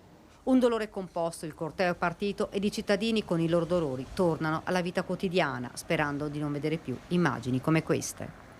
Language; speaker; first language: Italian; native; Italian